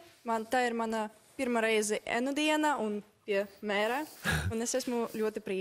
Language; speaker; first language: Latvian; non-native, local second language; Russian